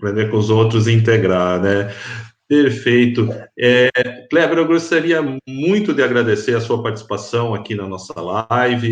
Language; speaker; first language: Portuguese; native; Portuguese